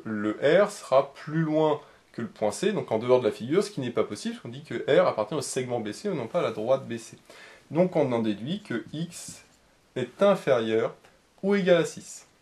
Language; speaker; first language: French; native; French